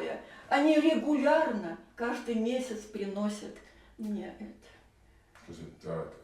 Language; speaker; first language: Russian; native; Russian